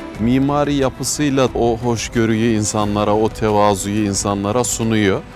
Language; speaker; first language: Turkish; native; Turkish